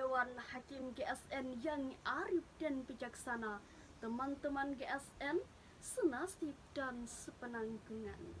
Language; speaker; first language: Indonesian; native; Indonesian